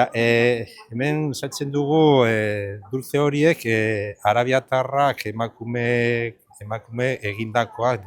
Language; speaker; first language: Basque; non-native, learner; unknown